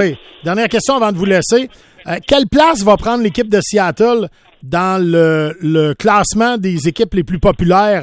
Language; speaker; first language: French; native; French